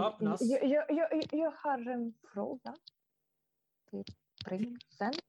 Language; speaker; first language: Swedish; non-native, fluent; Italian